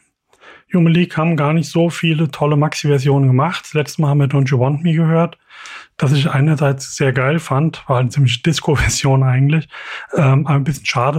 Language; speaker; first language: German; native; German